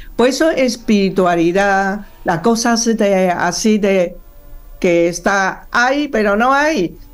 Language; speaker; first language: Spanish; non-native, learner; Chinese